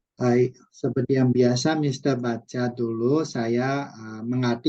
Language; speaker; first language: Indonesian; non-native, fluent; Chinese